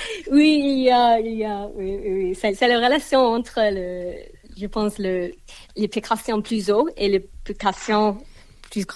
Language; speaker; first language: French; non-native, learner; English